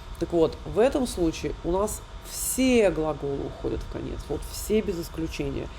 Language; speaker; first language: Russian; native; Russian